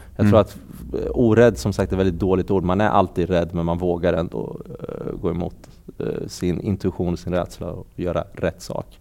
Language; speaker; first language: Swedish; early bilingual, other home language; Persian